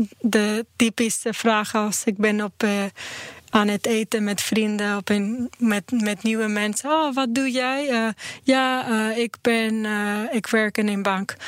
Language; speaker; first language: Dutch; non-native, learner; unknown